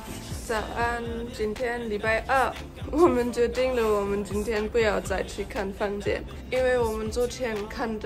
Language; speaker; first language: Chinese; early bilingual, heritage; German